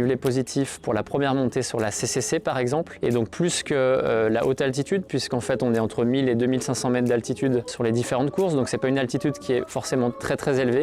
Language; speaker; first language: French; native; French